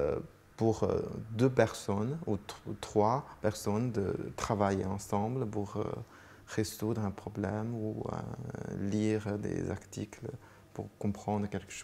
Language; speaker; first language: French; non-native, fluent; Chinese